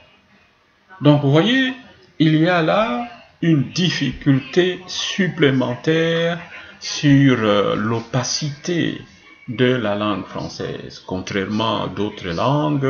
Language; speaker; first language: French; non-native, local second language; Swahili